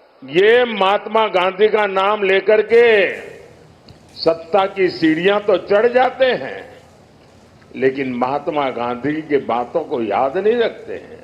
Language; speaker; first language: Hindi; native; Hindi